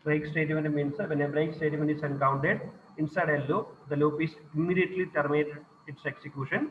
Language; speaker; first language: English; non-native, local second language; Malayalam